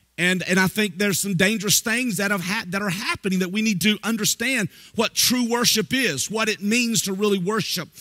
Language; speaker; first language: English; native; English